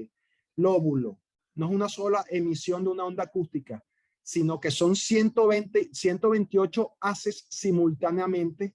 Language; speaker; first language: Spanish; native; Spanish